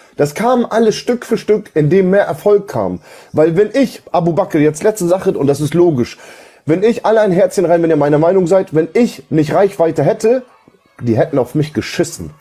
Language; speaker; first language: German; early bilingual, other home language; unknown